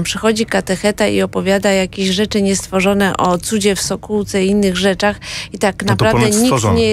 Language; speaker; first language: Polish; native; Polish